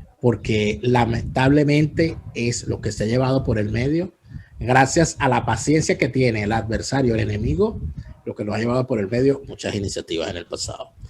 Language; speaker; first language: Spanish; native; Spanish